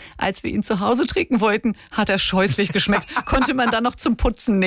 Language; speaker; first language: German; native; German